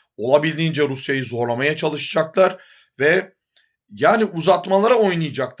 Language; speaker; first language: Turkish; native; Turkish